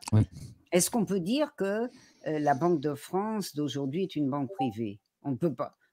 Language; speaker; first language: French; native; French